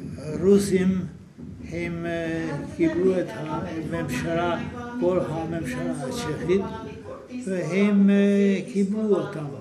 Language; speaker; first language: Hebrew; non-native, fluent; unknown